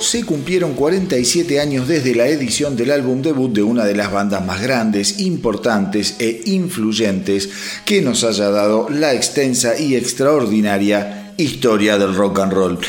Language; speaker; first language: Spanish; native; Spanish